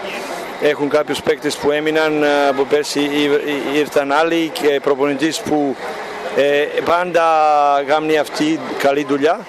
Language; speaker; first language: Greek; non-native, fluent; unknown